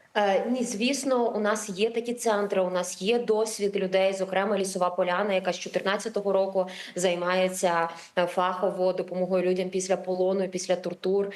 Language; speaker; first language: Ukrainian; native; Ukrainian